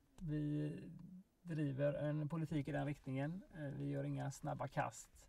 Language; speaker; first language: Swedish; native; Swedish